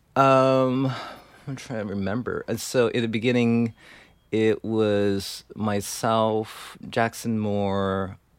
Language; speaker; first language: English; non-native, fluent; Chinese